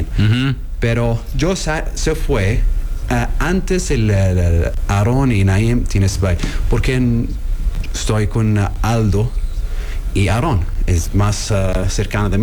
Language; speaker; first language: Spanish; non-native, learner; Arabic